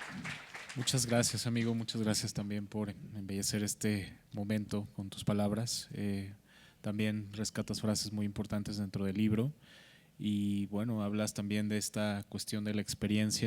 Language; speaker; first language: Spanish; native; Spanish